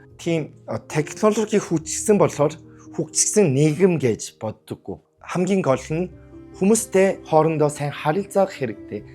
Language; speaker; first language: Mongolian; non-native, learner; Korean